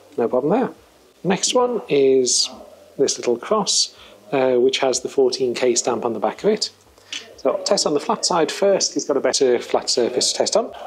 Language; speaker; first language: English; native; English